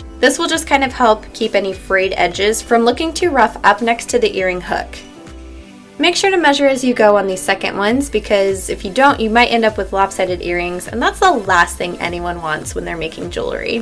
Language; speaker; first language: English; native; English